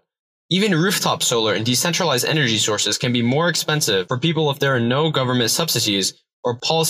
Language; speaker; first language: English; native; English